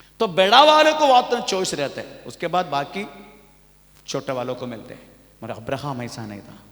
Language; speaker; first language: Hindi; non-native, local second language; Malayalam